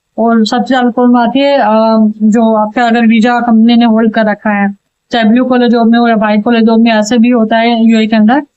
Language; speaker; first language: Hindi; native; Hindi